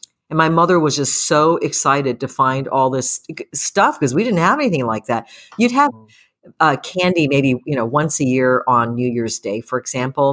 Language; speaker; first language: English; early bilingual, other home language; Japanese